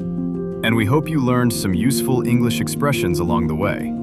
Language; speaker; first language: English; native; English